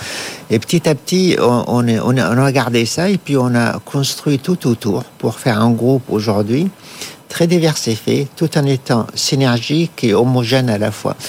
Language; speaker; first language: French; non-native, fluent; Arabic